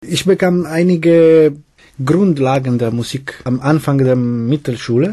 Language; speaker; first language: German; non-native, fluent; Italian